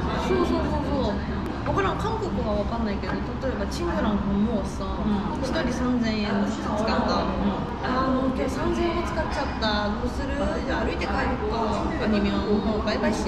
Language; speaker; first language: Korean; non-native, learner; Japanese